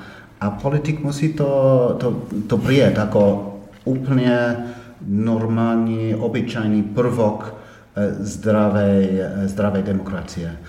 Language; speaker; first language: Slovak; non-native, fluent; English